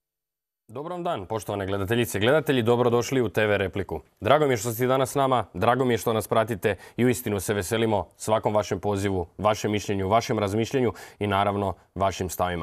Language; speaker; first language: Serbian; native; Serbian